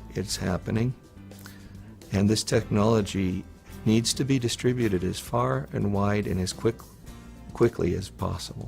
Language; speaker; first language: English; native; English